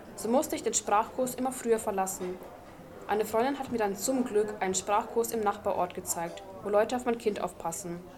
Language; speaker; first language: German; non-native, fluent; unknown